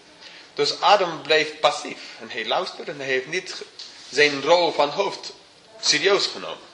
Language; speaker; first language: Dutch; non-native, fluent; English